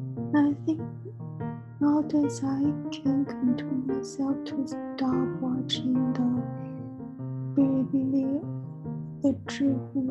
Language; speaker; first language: English; non-native, learner; Chinese